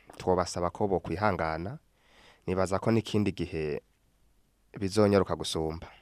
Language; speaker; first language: Kinyarwanda; native; Kinyarwanda